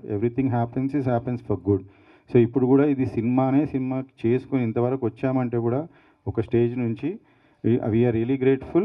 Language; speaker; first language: Telugu; native; Telugu